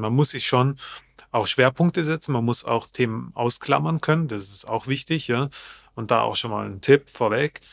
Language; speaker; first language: German; native; German